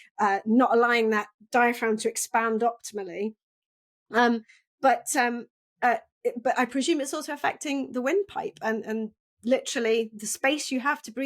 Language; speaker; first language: English; native; English